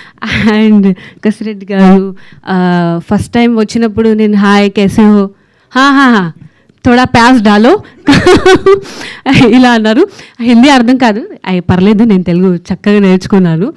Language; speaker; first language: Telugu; non-native, learner; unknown